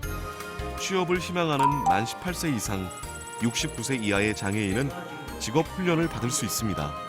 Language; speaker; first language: Korean; native; Korean